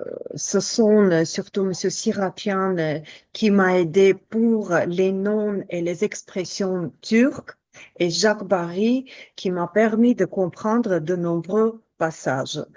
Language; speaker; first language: French; non-native, fluent; Armenian